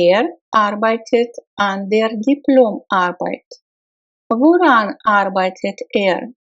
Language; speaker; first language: German; non-native, fluent; Russian